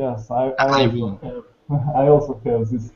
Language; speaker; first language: English; non-native, learner; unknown